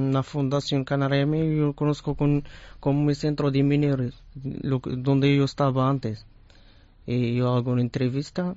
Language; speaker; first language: Spanish; non-native, learner; Arabic